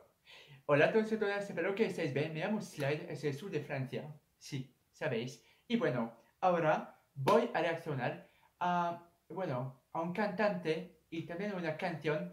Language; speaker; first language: Spanish; non-native, fluent; French